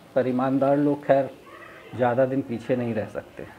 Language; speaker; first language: Hindi; native; Hindi